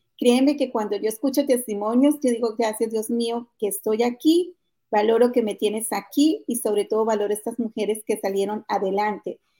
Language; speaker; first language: Spanish; native; Spanish